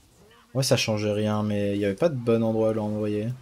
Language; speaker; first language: French; native; French